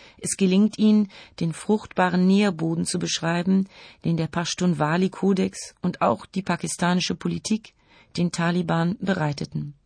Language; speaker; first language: German; native; German